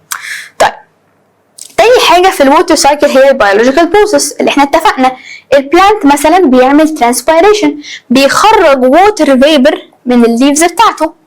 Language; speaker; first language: Arabic; native; Arabic